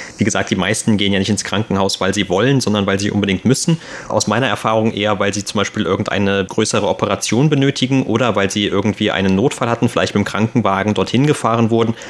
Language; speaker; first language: German; native; German